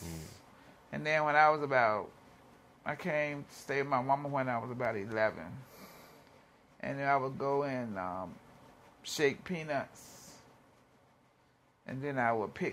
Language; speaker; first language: English; native; English